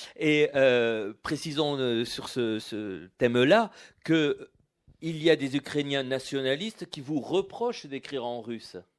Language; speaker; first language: French; native; French